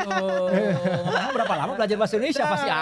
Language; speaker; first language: Indonesian; native; Indonesian